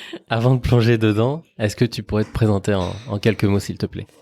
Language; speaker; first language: French; native; French